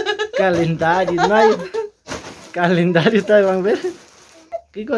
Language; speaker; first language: Spanish; native; Spanish